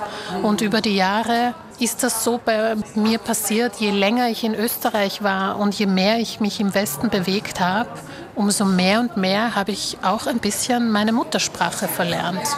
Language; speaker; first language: German; early bilingual, other home language; Slovak